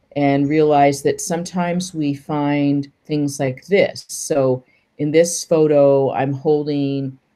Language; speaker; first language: English; native; English